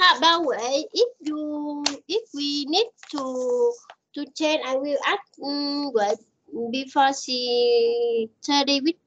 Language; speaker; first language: English; non-native, learner; Vietnamese